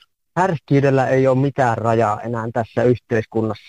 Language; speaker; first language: Finnish; native; Finnish